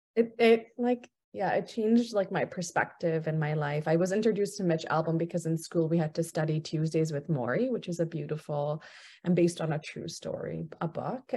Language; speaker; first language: English; early bilingual, other home language; Punjabi